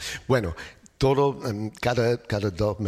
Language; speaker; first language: Spanish; non-native, learner; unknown